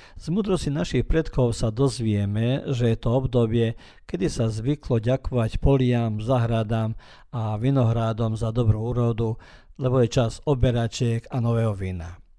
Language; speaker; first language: Slovak; early bilingual, heritage; Slovak